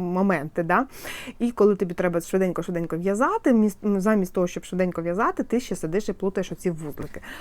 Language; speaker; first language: Ukrainian; non-native, local second language; Russian